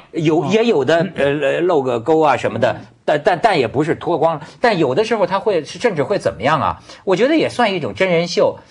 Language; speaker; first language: Chinese; native; Chinese